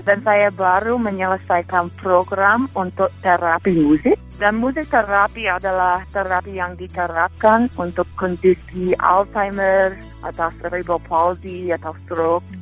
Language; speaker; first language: Indonesian; non-native, fluent; English